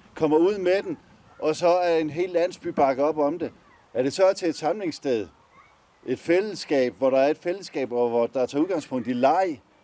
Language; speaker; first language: Danish; native; Danish